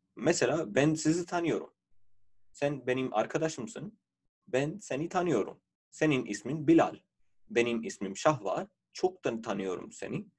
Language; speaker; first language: Turkish; non-native, fluent; Urdu